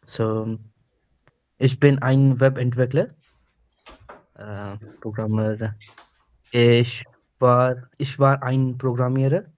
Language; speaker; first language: German; non-native, learner; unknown